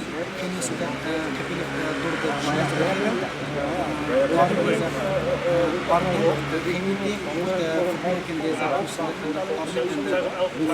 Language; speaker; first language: Dutch; non-native, learner; Uyghur